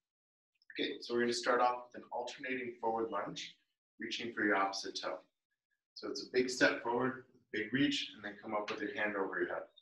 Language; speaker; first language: English; native; English